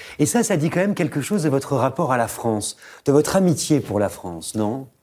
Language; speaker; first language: French; native; French